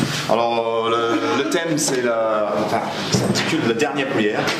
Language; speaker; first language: French; non-native, fluent; English